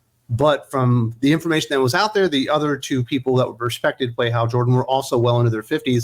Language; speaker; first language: English; native; English